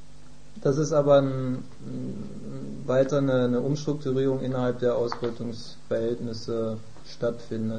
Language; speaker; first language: German; native; German